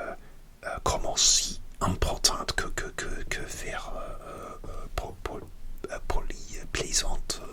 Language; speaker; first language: French; non-native, learner; English